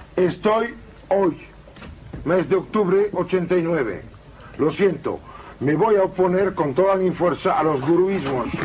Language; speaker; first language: Spanish; non-native, fluent; French